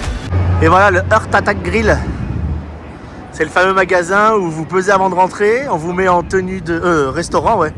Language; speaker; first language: French; native; French